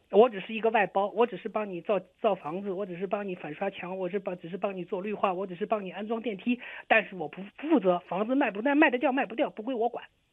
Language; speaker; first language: Chinese; native; Chinese